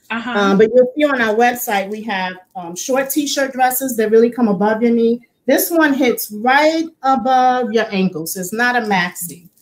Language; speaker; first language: English; native; English